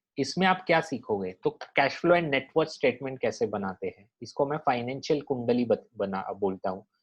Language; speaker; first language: Hindi; non-native, local second language; Marathi